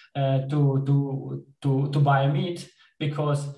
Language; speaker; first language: English; non-native, fluent; Italian